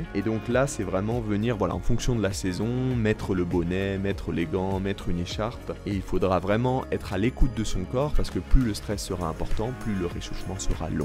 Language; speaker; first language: French; native; French